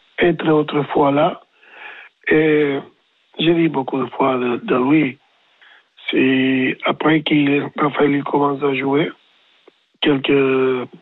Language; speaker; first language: French; non-native, learner; Spanish